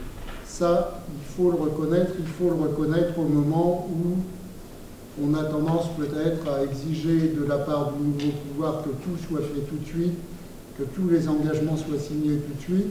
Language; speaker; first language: French; native; French